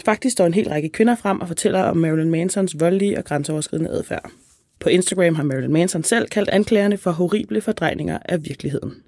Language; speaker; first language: Danish; native; Danish